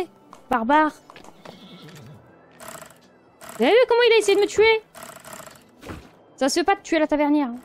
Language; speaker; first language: French; native; French